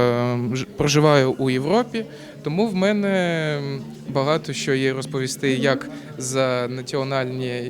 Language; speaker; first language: Ukrainian; non-native, local second language; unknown